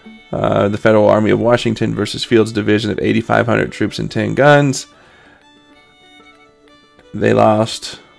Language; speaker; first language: English; native; English